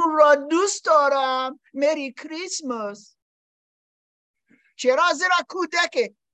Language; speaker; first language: Persian; non-native, learner; English